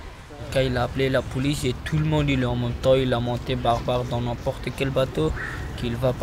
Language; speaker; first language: French; non-native, learner; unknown